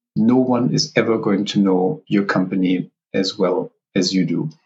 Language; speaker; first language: English; non-native, fluent; German